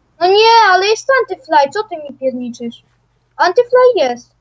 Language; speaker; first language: Polish; native; Polish